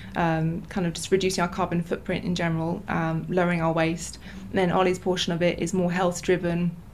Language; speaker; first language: English; native; English